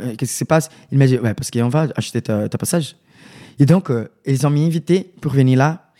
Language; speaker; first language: French; non-native, learner; Portuguese